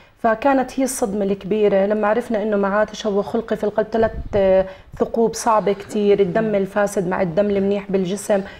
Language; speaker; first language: Arabic; native; Arabic